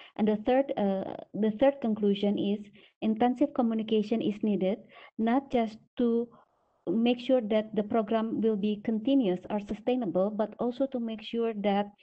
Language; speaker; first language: English; non-native, fluent; Indonesian